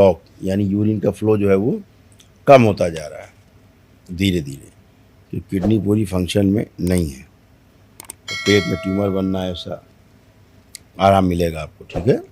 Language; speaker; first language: Hindi; native; Hindi